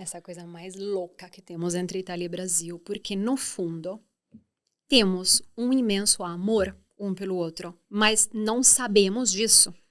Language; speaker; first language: Portuguese; non-native, fluent; Italian